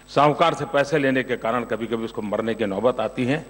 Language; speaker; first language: Hindi; non-native, local second language; Gujarati